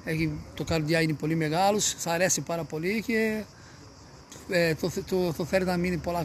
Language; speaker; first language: Greek; non-native, learner; Portuguese